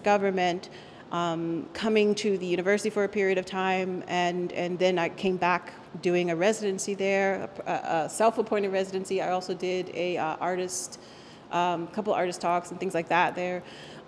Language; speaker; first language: English; early bilingual, other home language; Spanish